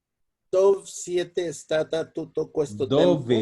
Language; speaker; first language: Italian; non-native, learner; Spanish